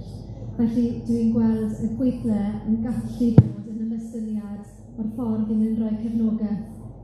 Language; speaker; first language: Welsh; native; Welsh